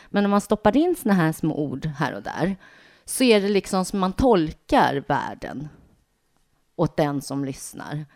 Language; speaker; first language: Swedish; native; Swedish